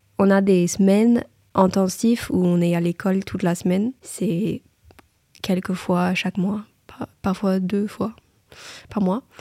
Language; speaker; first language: French; non-native, fluent; English